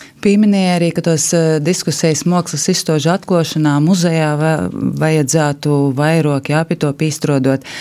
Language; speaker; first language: Latvian; native; Latvian